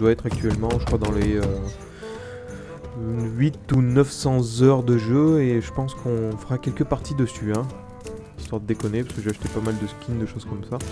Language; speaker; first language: French; native; French